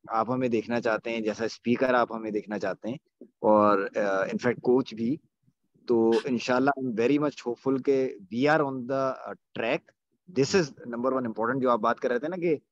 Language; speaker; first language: Urdu; native; Urdu